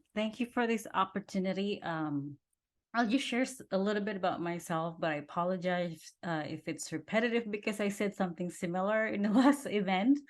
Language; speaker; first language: English; non-native, fluent; Indonesian